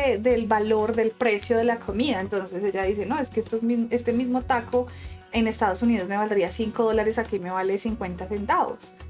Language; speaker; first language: Spanish; native; Spanish